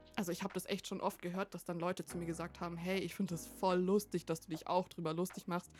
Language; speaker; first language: German; early bilingual, other home language; Vietnamese